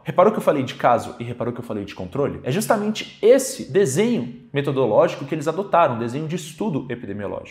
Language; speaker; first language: Portuguese; native; Portuguese